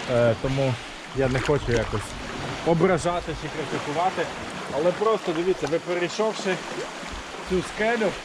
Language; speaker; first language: Ukrainian; non-native, local second language; Russian